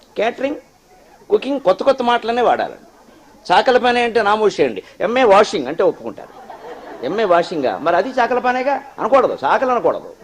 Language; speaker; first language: Telugu; native; Telugu